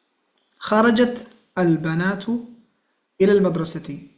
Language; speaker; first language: Arabic; non-native, fluent; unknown